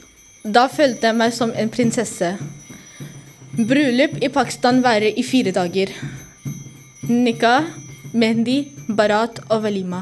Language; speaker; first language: Norwegian; early bilingual, other home language; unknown